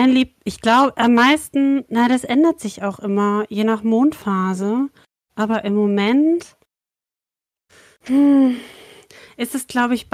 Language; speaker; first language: German; native; German